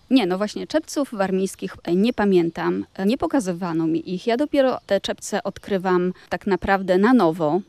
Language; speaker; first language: Polish; native; Polish